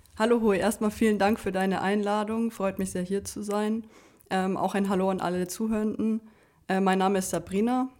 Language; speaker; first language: German; native; German